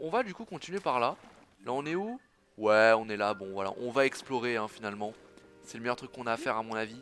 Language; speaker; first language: French; native; French